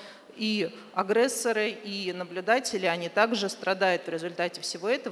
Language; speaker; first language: Russian; native; Russian